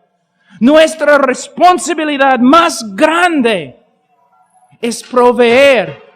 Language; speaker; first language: Spanish; non-native, fluent; English